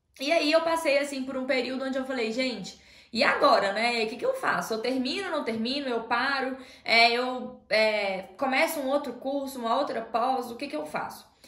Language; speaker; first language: Portuguese; native; Portuguese